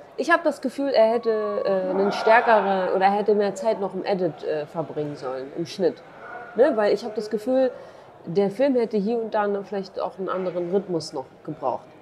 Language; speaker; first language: German; early bilingual, other home language; Kurdish